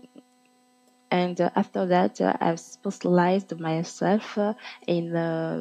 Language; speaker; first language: English; non-native, fluent; French